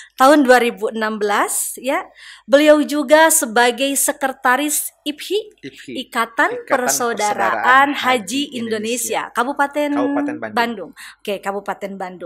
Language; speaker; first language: Indonesian; native; Indonesian